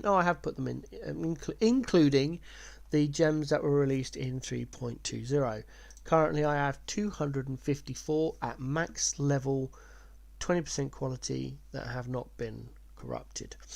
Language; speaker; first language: English; native; English